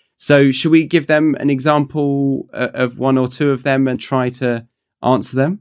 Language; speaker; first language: English; native; English